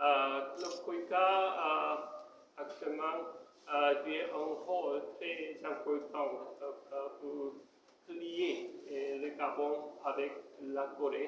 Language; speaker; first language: French; non-native, fluent; Korean